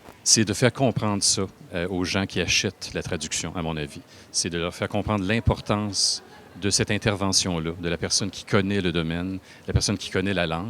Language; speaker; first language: French; native; French